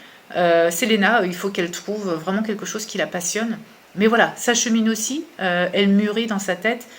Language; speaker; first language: French; native; French